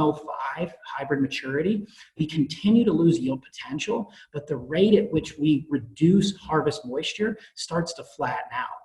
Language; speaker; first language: English; native; English